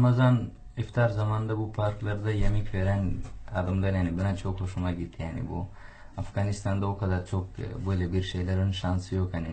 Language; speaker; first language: Turkish; non-native, fluent; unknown